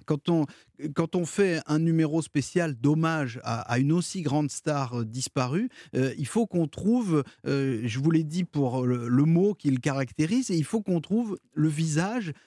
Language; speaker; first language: French; native; French